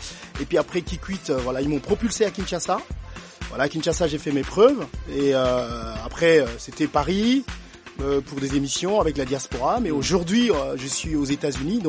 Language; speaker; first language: French; non-native, local second language; Lingala